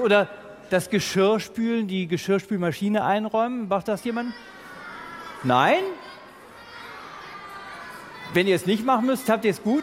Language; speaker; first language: German; native; German